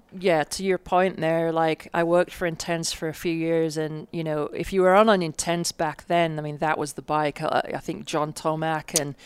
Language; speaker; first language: English; native; English